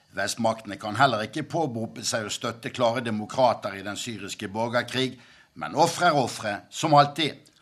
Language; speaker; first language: Norwegian; native; Norwegian